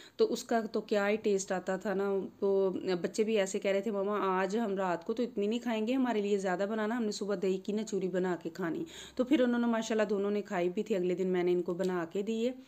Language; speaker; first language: Urdu; non-native, local second language; Punjabi